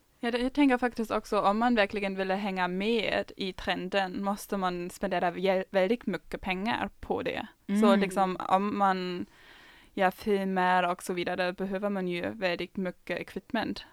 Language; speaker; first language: Swedish; non-native, fluent; German